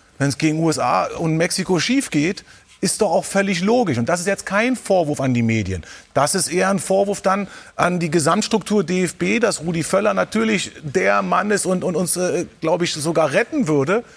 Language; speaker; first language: German; native; German